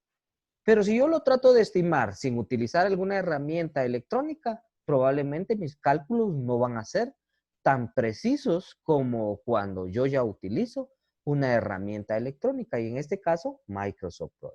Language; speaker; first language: Spanish; native; Spanish